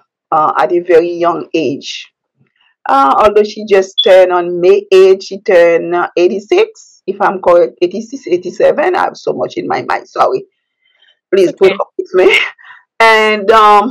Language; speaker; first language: English; non-native, fluent; Haitian Creole